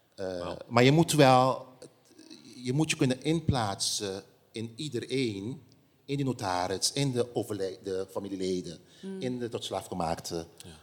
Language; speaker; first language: Dutch; non-native, local second language; Papiamento